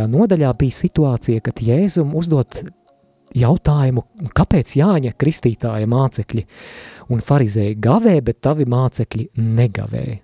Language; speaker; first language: Latvian; native; Latvian